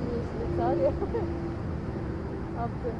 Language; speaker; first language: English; non-native, learner; Ukrainian